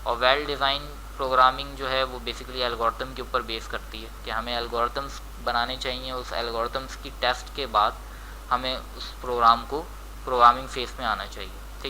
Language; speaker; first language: Hindi; native; Hindi